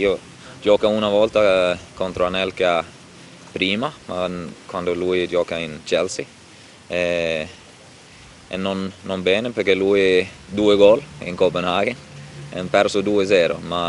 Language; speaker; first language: Italian; non-native, learner; Swedish